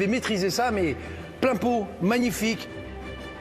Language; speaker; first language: French; native; French